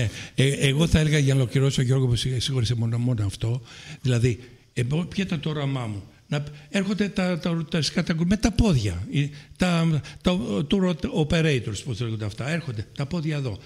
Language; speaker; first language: Greek; native; Greek